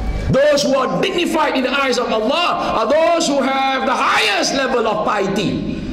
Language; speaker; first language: English; non-native, local second language; Malay